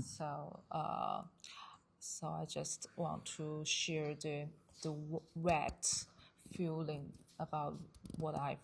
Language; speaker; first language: English; non-native, learner; Chinese